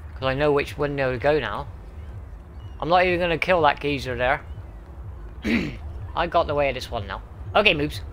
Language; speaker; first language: English; native; English